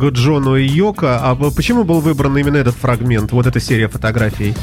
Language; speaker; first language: Russian; native; Russian